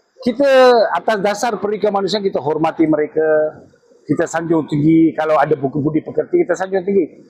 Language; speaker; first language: Malay; non-native, local second language; Tamil